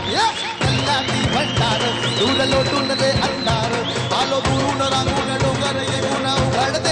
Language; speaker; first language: Marathi; non-native, local second language; Hindi